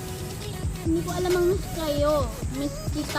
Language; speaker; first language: Filipino; native; Filipino